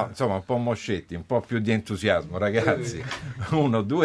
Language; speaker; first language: Italian; native; Italian